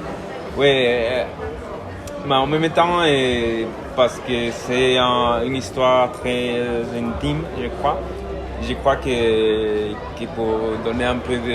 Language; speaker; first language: French; non-native, learner; Spanish